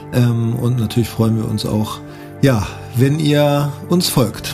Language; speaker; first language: German; native; German